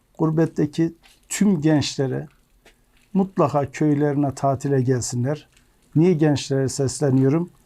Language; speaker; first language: Turkish; non-native, local second language; Kurdish